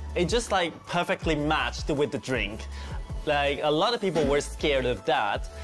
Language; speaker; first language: English; non-native, fluent; Chinese